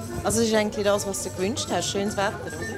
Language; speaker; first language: German; native; German